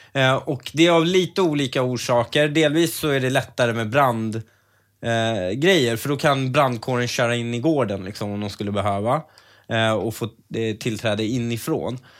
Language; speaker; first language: Swedish; early bilingual, other home language; Persian